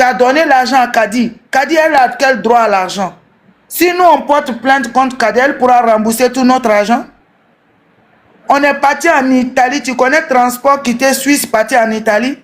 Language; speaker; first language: French; non-native, local second language; Bambara